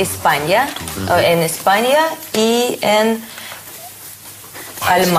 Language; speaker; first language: Spanish; non-native, learner; Russian